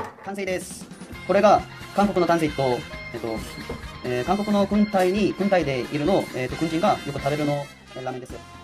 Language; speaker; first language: Japanese; non-native, learner; Korean